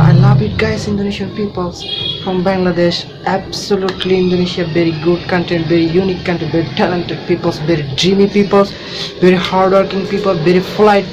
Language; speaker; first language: English; non-native, learner; Bangla